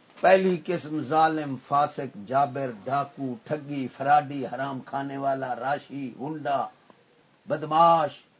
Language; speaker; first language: Urdu; non-native, local second language; Punjabi